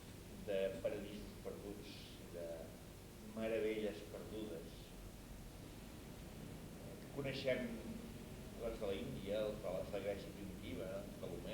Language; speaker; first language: Catalan; native; Catalan